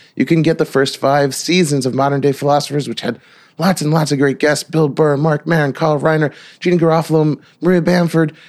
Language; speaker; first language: English; native; English